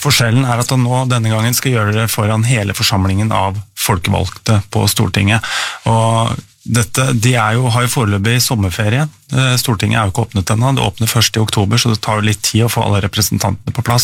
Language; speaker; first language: Norwegian; native; Norwegian